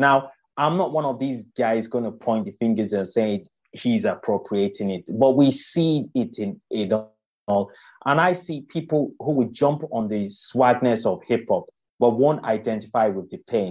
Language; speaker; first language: English; non-native, local second language; Yoruba